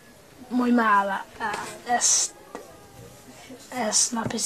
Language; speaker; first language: Spanish; non-native, learner; English